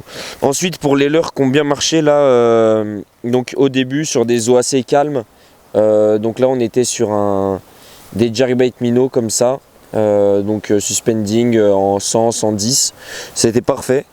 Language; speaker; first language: French; native; French